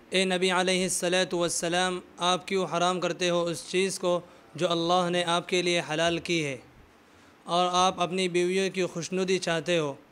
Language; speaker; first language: Urdu; native; Urdu